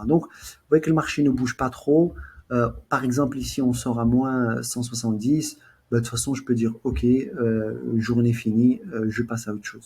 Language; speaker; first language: French; native; French